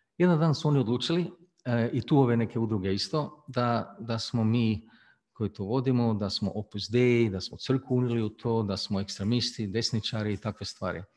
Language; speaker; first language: Bosnian; early bilingual, heritage; Croatian